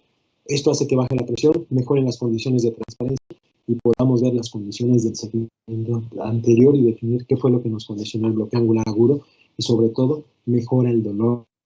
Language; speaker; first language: Spanish; native; Spanish